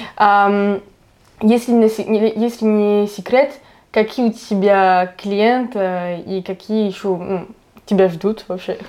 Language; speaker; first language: Russian; non-native, fluent; French